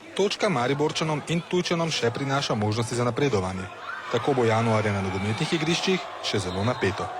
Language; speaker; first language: Slovenian; native; Slovenian